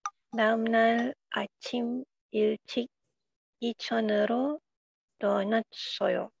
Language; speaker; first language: Korean; non-native, learner; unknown